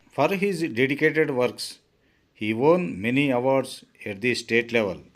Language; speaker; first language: English; non-native, local second language; Telugu